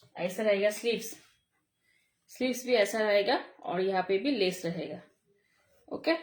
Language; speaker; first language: Hindi; non-native, local second language; Bangla